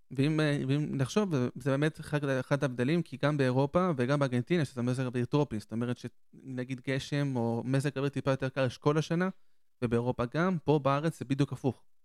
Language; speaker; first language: Hebrew; native; Hebrew